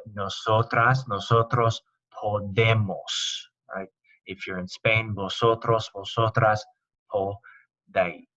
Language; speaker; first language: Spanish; non-native, fluent; English